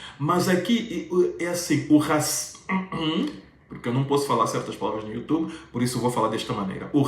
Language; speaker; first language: Portuguese; native; Portuguese